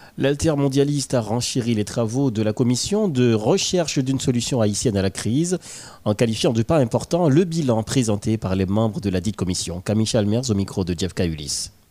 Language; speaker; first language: French; non-native, local second language; Haitian Creole